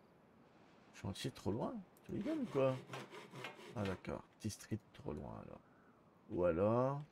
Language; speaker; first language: French; native; French